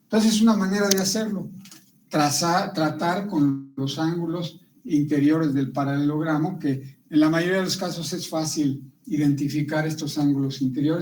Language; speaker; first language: Spanish; native; Spanish